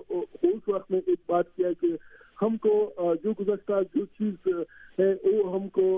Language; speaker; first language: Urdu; non-native, learner; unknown